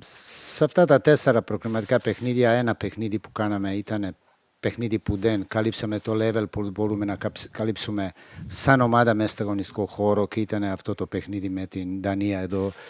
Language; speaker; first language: Greek; non-native, fluent; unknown